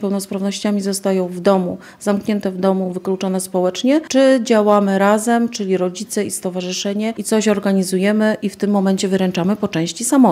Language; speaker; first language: Polish; native; Polish